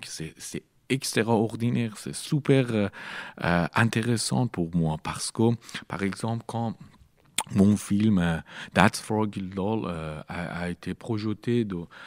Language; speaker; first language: French; non-native, learner; Persian